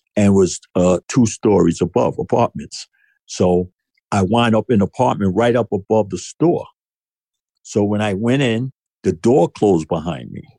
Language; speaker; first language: English; native; English